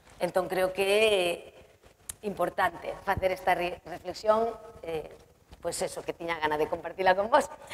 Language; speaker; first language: Galician; native; Galician